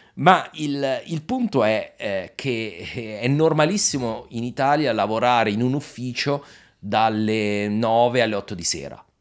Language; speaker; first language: Italian; native; Italian